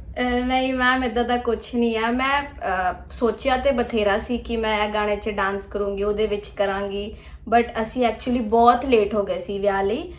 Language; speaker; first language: Punjabi; early bilingual, heritage; Punjabi